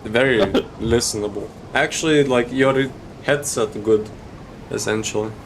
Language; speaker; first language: English; non-native, fluent; Lithuanian